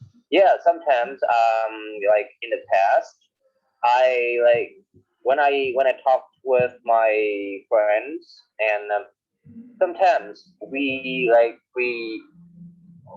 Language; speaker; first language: English; non-native, learner; Vietnamese